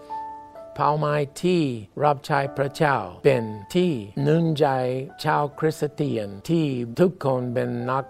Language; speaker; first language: Thai; non-native, fluent; English